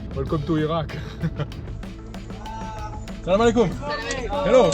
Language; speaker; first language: English; non-native, learner; French